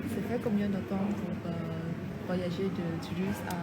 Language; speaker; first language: French; non-native, fluent; Vietnamese